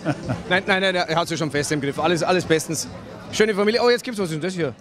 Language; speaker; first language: German; native; German